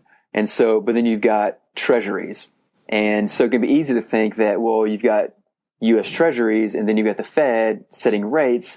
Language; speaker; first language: English; native; English